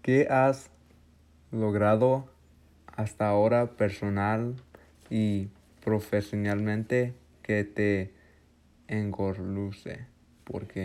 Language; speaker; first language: Spanish; early bilingual, heritage; Spanish